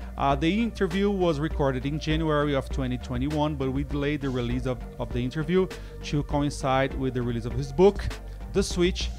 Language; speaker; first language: English; non-native, fluent; Portuguese